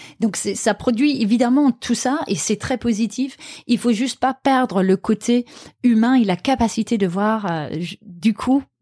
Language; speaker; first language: French; non-native, fluent; Danish